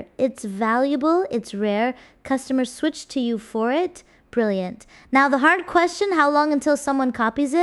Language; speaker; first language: English; native; English